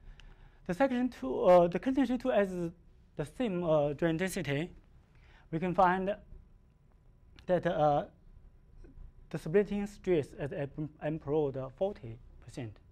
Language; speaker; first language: English; non-native, learner; Chinese